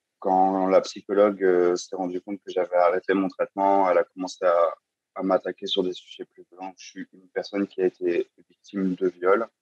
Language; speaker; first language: French; native; French